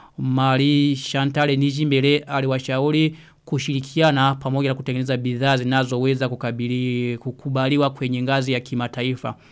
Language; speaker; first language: Swahili; non-native, local second language; Rundi